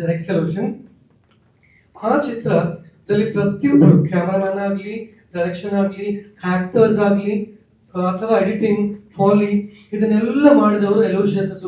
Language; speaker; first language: Kannada; non-native, local second language; Tulu